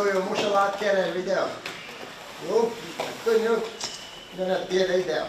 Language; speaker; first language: Hungarian; non-native, learner; Portuguese